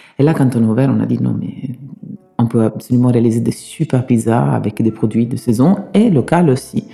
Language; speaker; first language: French; non-native, fluent; Italian